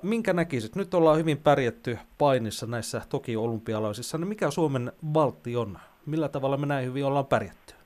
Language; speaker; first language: Finnish; native; Finnish